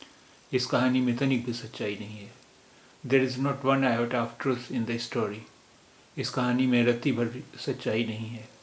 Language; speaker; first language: Hindi; native; Hindi